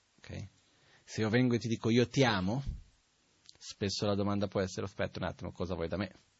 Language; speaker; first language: Italian; non-native, fluent; Portuguese